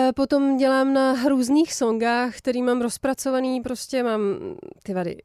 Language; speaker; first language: Czech; early bilingual, heritage; Czech